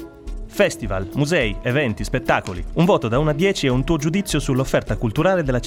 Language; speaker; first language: Italian; native; Italian